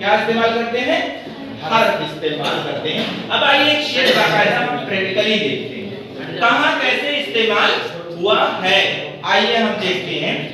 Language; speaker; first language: Urdu; native; Urdu